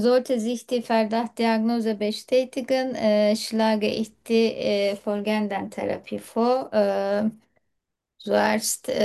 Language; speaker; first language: German; non-native, learner; Turkish